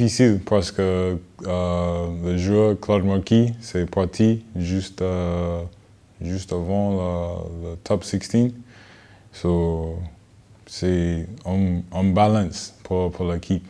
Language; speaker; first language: French; non-native, learner; English